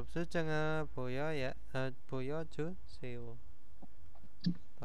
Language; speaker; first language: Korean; non-native, fluent; Indonesian